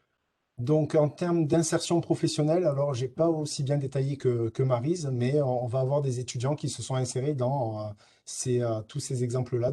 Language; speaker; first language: French; native; French